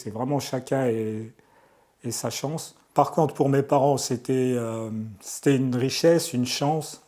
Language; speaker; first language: French; early bilingual, other home language; Arabic